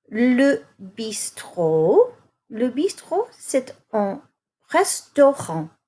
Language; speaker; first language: French; non-native, fluent; English